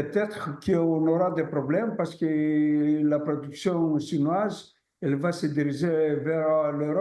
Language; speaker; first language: French; non-native, fluent; Greek